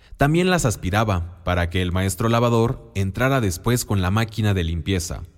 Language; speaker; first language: Spanish; non-native, local second language; Mixtepec Mixtec